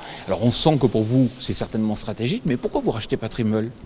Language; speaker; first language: French; native; French